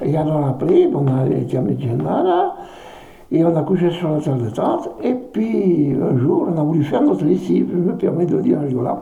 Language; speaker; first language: French; native; French